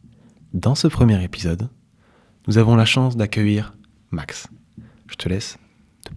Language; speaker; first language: French; native; French